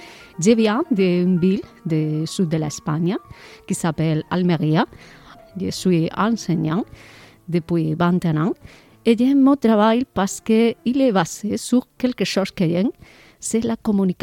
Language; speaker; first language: French; non-native, learner; Spanish